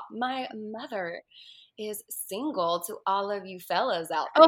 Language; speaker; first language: English; native; English